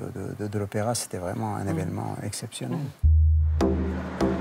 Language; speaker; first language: French; non-native, local second language; Arabic